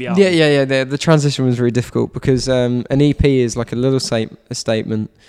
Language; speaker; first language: English; native; English